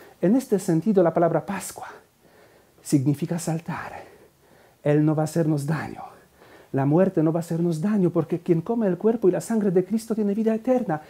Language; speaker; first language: Spanish; non-native, fluent; Polish